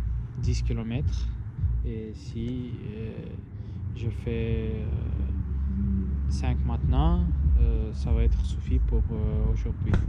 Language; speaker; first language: French; non-native, learner; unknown